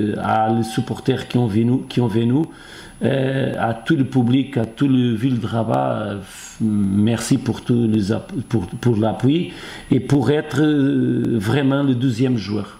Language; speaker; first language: French; non-native, fluent; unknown